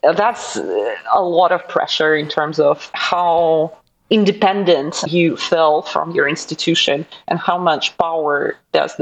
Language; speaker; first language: English; non-native, fluent; Russian